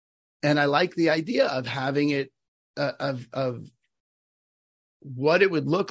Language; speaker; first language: English; native; English